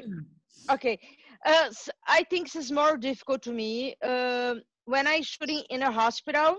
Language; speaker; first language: English; non-native, learner; Portuguese